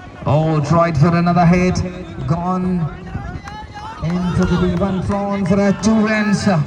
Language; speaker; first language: English; non-native, local second language; Malayalam